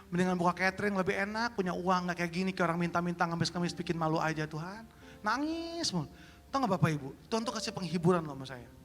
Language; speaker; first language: Indonesian; native; Indonesian